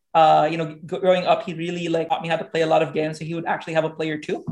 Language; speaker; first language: English; non-native, local second language; Hiligaynon